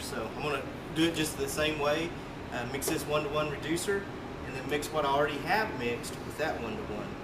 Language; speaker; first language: English; native; English